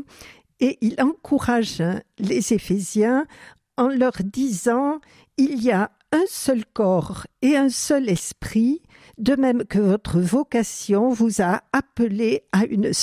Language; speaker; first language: French; native; French